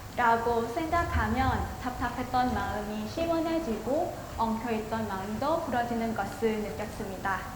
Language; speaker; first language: Korean; non-native, learner; Thai